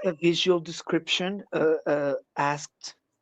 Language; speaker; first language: English; non-native, fluent; Portuguese